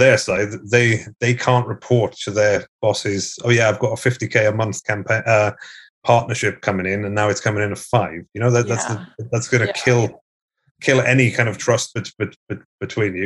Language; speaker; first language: English; native; English